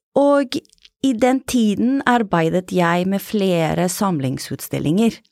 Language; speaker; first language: Norwegian; non-native, fluent; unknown